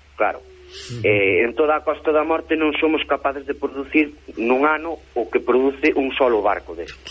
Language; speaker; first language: Galician; native; Galician